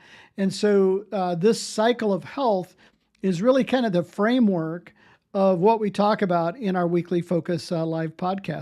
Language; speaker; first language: English; native; English